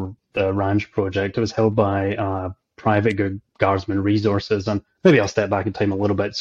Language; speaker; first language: English; native; English